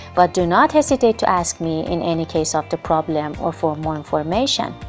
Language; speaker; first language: English; non-native, fluent; Persian